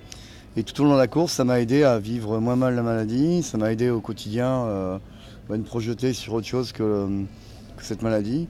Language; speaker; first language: French; native; French